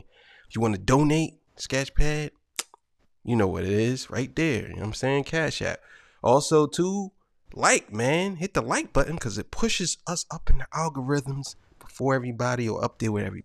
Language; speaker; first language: English; native; English